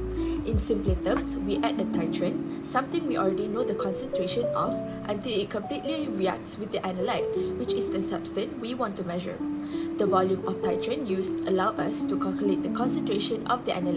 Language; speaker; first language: English; non-native, local second language; Malay